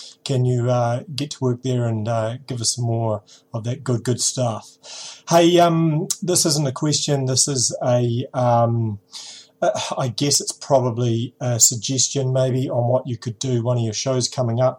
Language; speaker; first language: English; native; English